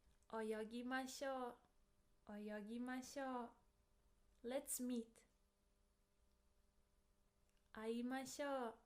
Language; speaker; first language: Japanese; non-native, fluent; English